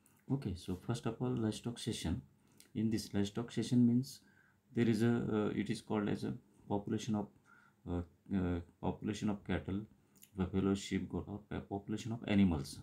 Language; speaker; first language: English; non-native, local second language; Marathi